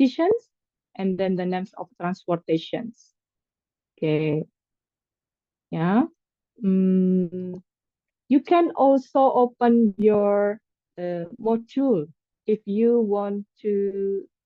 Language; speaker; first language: English; non-native, fluent; Indonesian